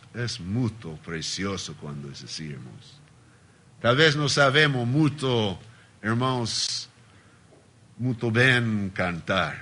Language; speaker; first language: Spanish; non-native, learner; Portuguese